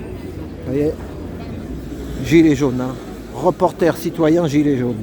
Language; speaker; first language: French; native; French